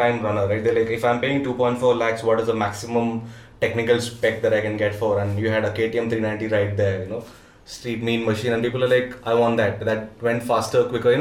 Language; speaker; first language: English; non-native, local second language; Konkani